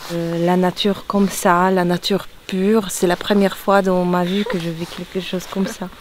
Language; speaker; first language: French; non-native, fluent; Polish